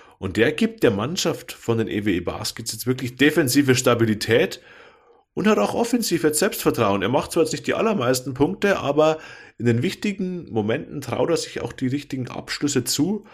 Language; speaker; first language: German; native; German